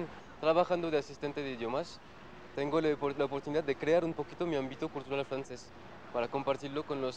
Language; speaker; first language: Spanish; non-native, fluent; French